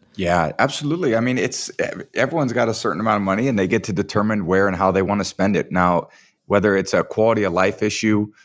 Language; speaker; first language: English; native; English